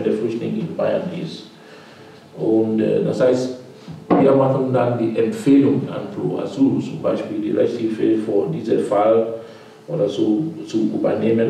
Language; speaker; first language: German; non-native, fluent; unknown